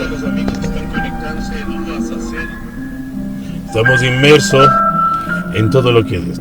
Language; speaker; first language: Spanish; native; Spanish